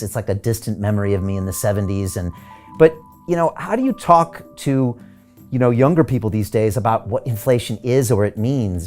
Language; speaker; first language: English; native; English